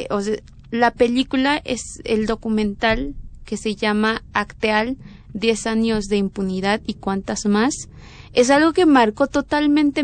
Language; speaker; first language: Spanish; native; Spanish